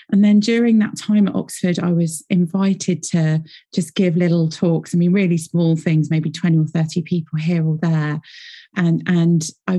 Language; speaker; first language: English; native; English